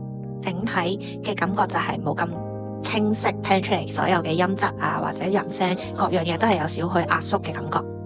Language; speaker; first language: Chinese; native; Chinese